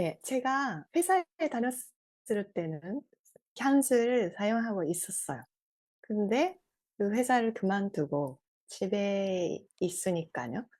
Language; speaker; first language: Korean; non-native, fluent; Japanese